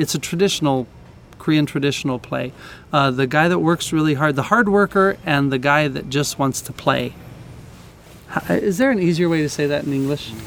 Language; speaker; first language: English; native; English